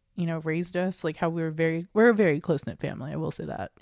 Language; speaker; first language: English; native; English